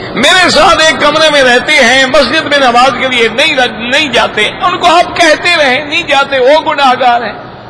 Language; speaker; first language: Urdu; native; Urdu